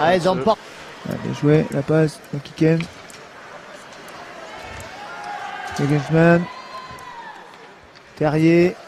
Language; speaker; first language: French; native; French